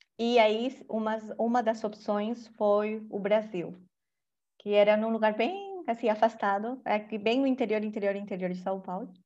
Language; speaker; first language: Portuguese; non-native, fluent; Spanish